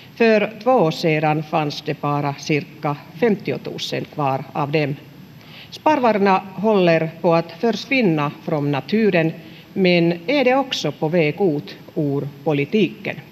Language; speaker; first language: Swedish; non-native, local second language; Finnish